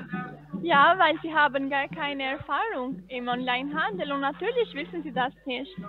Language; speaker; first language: German; non-native, fluent; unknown